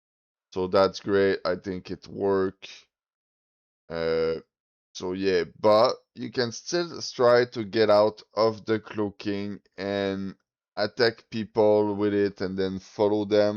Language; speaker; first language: English; non-native, fluent; French